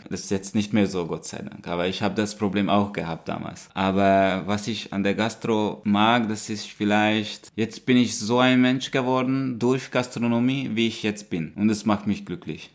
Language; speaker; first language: German; non-native, fluent; Hungarian